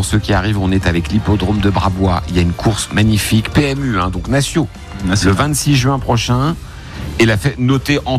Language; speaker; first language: French; native; French